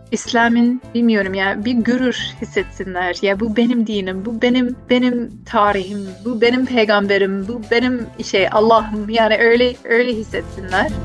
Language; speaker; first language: Turkish; non-native, fluent; English